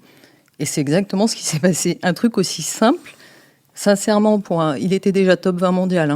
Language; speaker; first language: French; native; French